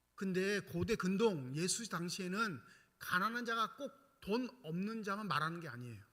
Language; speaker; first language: Korean; native; Korean